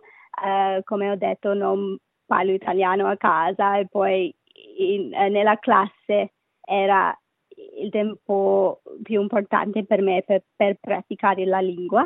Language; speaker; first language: Italian; non-native, fluent; Sinhala